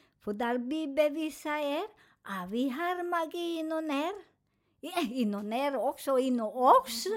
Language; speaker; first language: Swedish; non-native, fluent; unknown